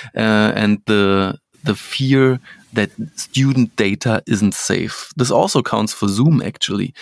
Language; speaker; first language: English; non-native, fluent; German